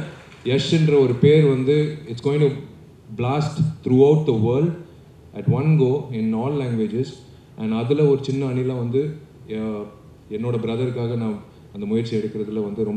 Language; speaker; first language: Tamil; native; Tamil